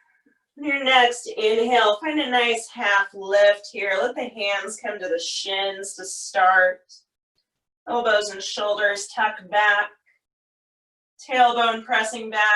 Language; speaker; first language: English; native; English